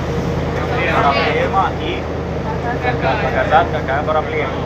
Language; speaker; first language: Russian; non-native, learner; Arabic